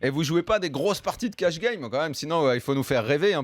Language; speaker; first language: French; native; French